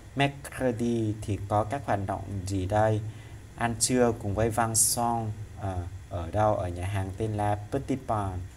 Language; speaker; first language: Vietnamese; non-native, local second language; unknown